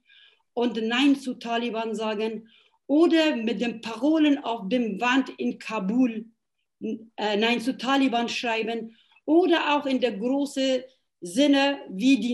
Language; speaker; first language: German; non-native, fluent; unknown